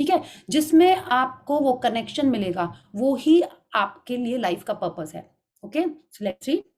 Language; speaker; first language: Hindi; native; Hindi